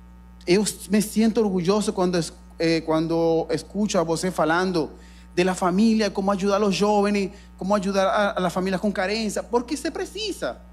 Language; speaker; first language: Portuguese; non-native, learner; Spanish